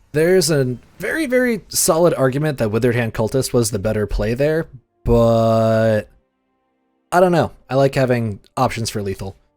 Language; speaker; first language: English; native; English